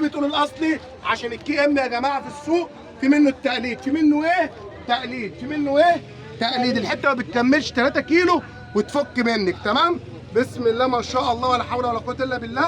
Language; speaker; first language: Arabic; native; Arabic